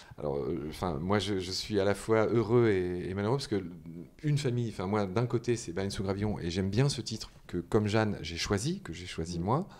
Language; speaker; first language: French; native; French